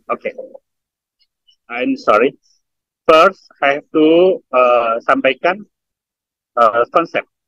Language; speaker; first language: English; non-native, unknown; Indonesian